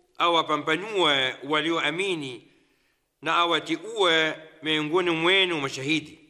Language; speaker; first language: Swahili; non-native, fluent; Arabic